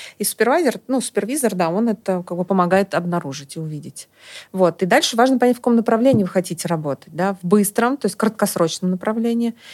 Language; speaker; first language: Russian; native; Russian